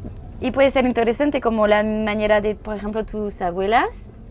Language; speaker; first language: Spanish; non-native, learner; French